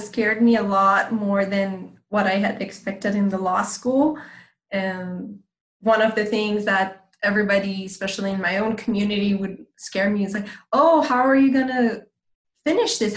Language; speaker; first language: English; non-native, fluent; Persian